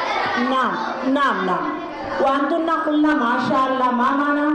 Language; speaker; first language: Arabic; non-native, learner; Urdu